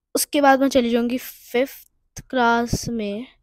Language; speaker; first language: Hindi; non-native, local second language; Urdu